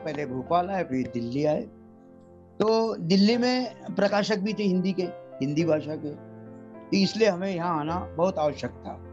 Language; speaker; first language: Hindi; non-native, local second language; Marathi